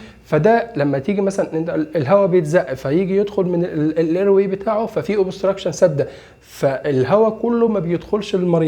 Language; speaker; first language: Arabic; native; Arabic